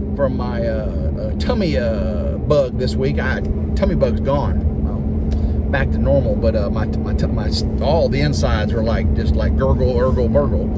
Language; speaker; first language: English; native; English